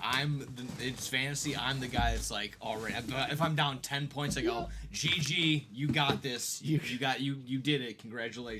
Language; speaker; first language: English; native; English